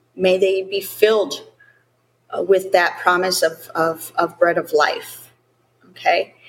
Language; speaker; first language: English; early bilingual, other home language; Spanish